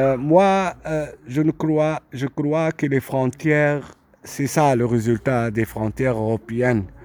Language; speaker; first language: French; non-native, local second language; Arabic